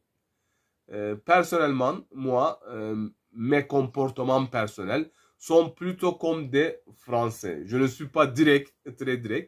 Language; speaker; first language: French; non-native, fluent; Turkish